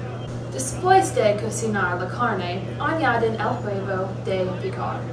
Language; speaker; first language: Spanish; non-native, learner; English